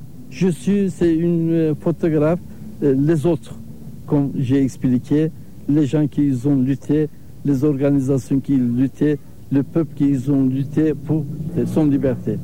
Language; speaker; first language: French; non-native, learner; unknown